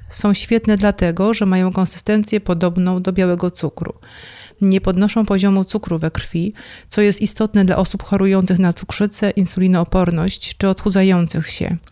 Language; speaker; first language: Polish; native; Polish